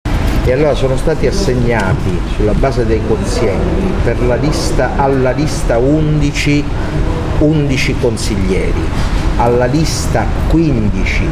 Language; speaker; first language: Italian; native; Italian